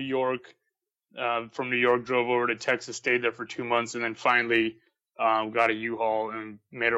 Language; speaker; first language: English; early bilingual, other home language; Russian